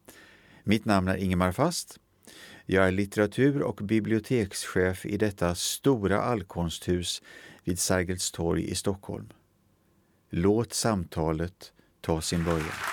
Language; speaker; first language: Swedish; native; Swedish